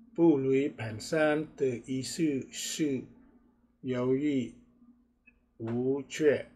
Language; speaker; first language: Chinese; non-native, learner; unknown